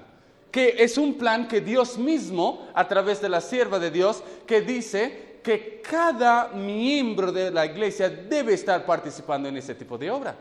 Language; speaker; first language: Spanish; non-native, fluent; English